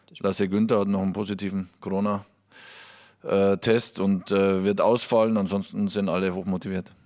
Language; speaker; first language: German; native; German